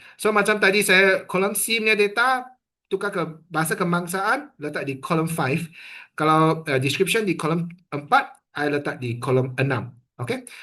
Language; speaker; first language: Malay; non-native, local second language; Chinese